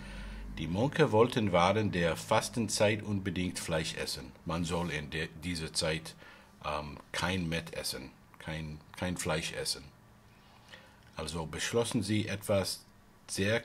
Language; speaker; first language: German; non-native, learner; English